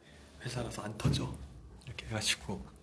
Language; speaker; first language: Korean; native; Korean